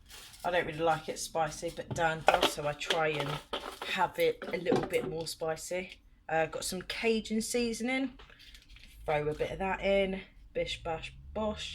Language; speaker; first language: English; native; English